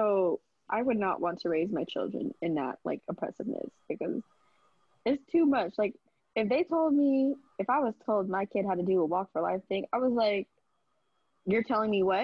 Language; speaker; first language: English; early bilingual, other home language; Vietnamese